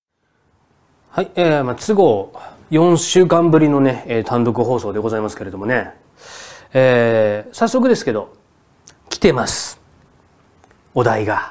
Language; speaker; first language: Japanese; native; Japanese